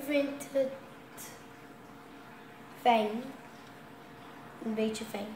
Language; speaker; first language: Dutch; non-native, local second language; Papiamento